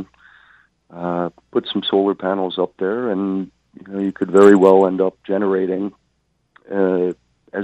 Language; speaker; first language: English; native; English